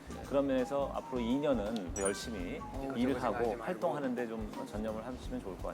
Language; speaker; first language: Korean; native; Korean